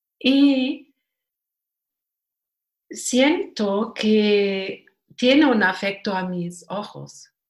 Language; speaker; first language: Spanish; non-native, learner; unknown